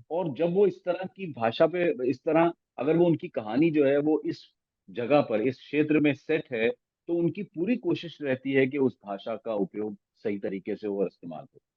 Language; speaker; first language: Hindi; non-native, local second language; Punjabi